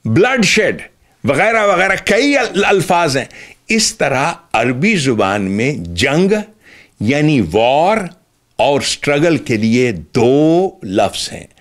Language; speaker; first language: Urdu; native; Urdu